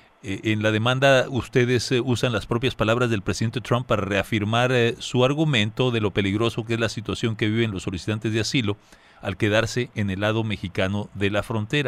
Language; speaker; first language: Spanish; native; Spanish